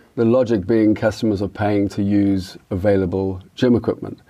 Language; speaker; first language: English; native; English